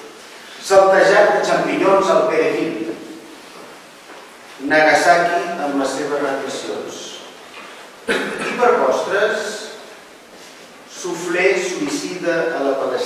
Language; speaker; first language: Catalan; native; Catalan